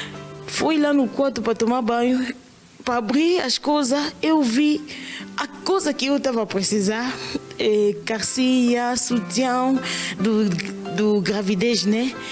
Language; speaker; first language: Portuguese; non-native, learner; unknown